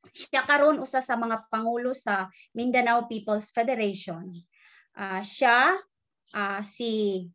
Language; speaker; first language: Cebuano; non-native, local second language; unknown